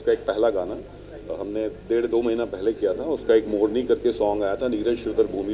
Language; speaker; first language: Hindi; native; Hindi